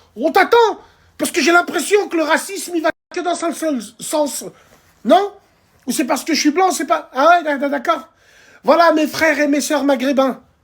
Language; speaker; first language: French; early bilingual, other home language; Arabic